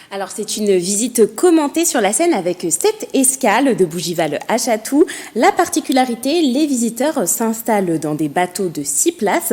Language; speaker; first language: French; native; French